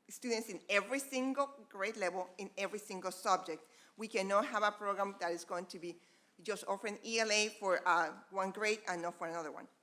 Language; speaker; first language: English; non-native, fluent; Spanish